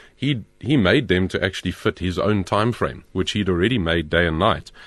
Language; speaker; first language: English; native; English